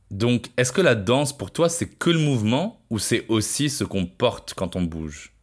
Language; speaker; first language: French; native; French